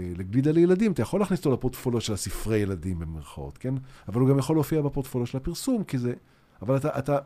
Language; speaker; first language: Hebrew; native; Hebrew